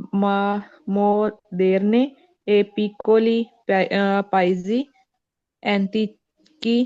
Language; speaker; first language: Italian; non-native, learner; Punjabi